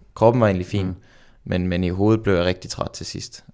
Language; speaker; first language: Danish; native; Danish